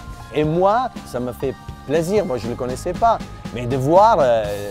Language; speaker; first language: French; non-native, fluent; Italian